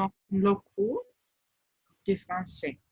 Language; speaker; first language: French; non-native, learner; Albanian